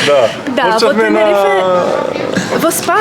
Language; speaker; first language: Macedonian; non-native, learner; Polish